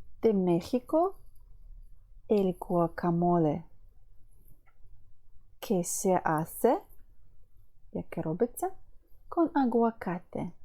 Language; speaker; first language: Spanish; non-native, fluent; Ukrainian